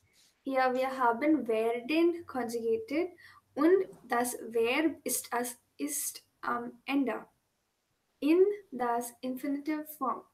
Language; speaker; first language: German; non-native, learner; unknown